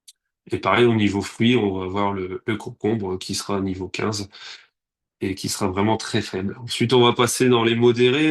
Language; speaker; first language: French; native; French